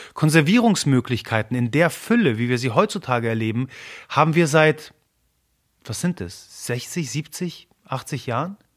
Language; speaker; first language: German; early bilingual, other home language; Polish